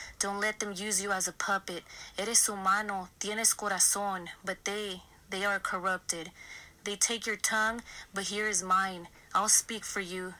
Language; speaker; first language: English; early bilingual, other home language; Spanish